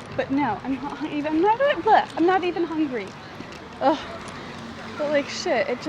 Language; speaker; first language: English; native; English